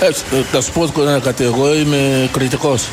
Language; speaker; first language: Greek; non-native, local second language; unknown